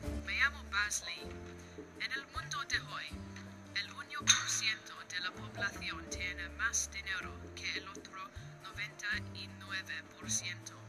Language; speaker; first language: Spanish; non-native, learner; English